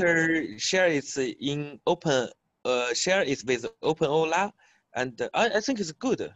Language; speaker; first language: English; non-native, learner; Chinese